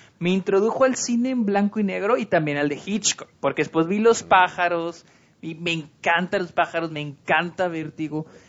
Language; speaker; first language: Spanish; native; Spanish